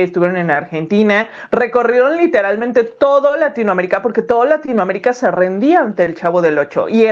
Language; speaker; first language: Spanish; native; Spanish